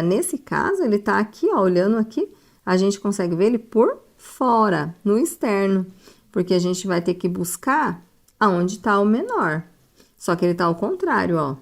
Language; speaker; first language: Portuguese; native; Portuguese